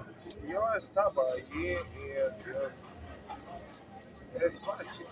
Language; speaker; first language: Spanish; non-native, learner; English